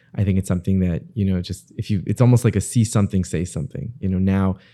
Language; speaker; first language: English; native; English